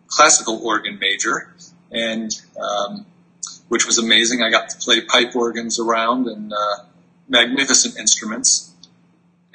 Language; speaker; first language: English; native; English